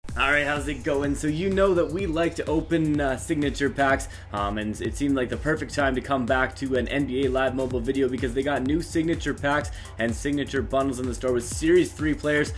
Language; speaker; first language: English; native; English